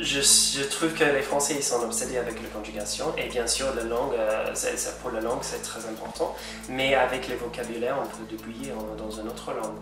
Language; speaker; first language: French; non-native, fluent; English